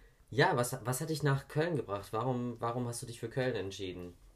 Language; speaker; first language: German; native; German